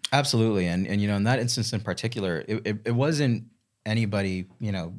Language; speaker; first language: English; native; English